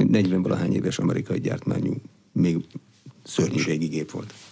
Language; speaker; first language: Hungarian; native; Hungarian